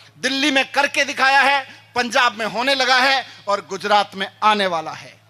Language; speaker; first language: Hindi; native; Hindi